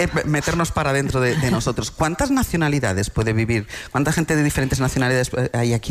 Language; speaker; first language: Spanish; native; Spanish